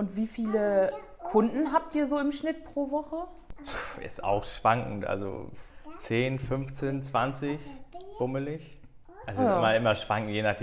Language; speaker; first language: German; native; German